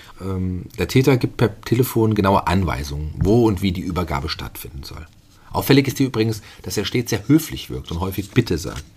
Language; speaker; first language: German; native; German